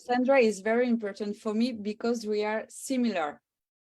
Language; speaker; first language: English; non-native, learner; French